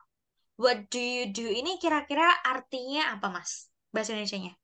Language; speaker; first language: Indonesian; native; Indonesian